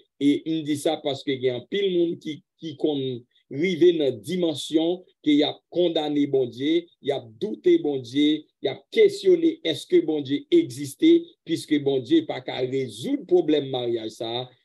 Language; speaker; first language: French; native; French